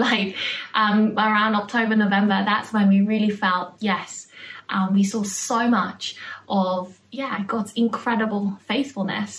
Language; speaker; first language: English; early bilingual, other home language; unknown